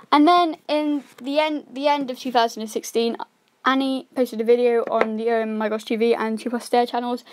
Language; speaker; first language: English; native; English